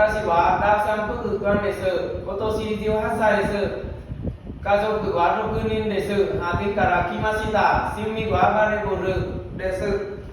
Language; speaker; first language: Japanese; non-native, learner; Vietnamese